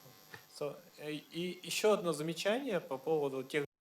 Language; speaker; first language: Russian; native; Russian